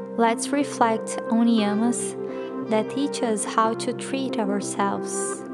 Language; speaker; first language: English; non-native, fluent; Portuguese